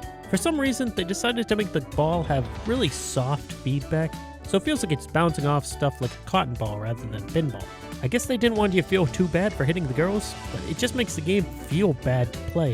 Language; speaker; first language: English; native; English